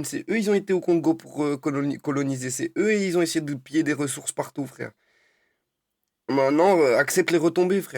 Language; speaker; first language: French; native; French